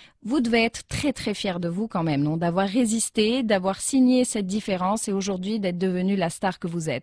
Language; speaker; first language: French; non-native, local second language; Arabic